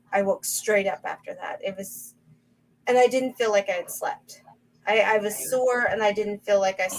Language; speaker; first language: English; native; English